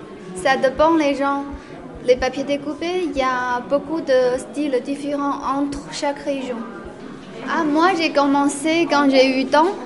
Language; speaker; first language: French; non-native, fluent; Chinese